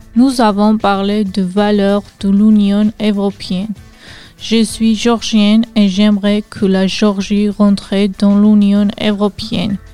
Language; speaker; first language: French; non-native, learner; Georgian